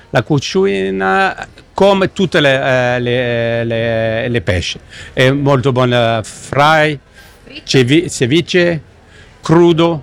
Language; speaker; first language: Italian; non-native, learner; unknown